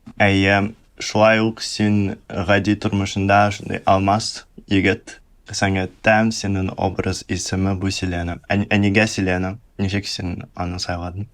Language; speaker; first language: Tatar; early bilingual, heritage; Russian